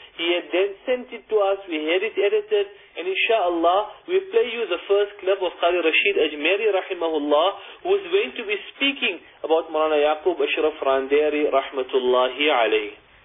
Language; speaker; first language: English; native; English